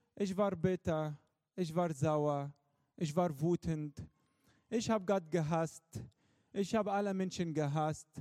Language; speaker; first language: German; non-native, fluent; Arabic